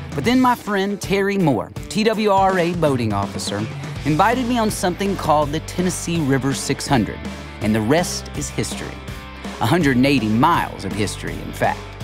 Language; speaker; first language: English; native; English